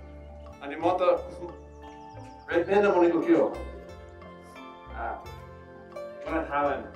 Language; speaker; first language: Nepali; non-native, learner; English